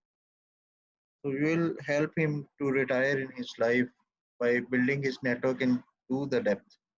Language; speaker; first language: English; non-native, local second language; Punjabi